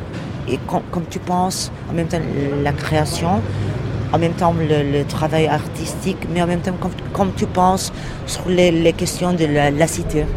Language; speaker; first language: French; non-native, learner; Portuguese